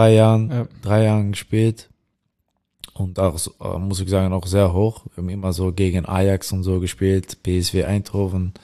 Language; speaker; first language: German; non-native, learner; Dutch